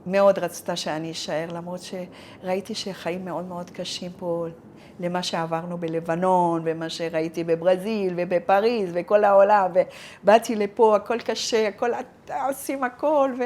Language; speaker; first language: Hebrew; non-native, fluent; Arabic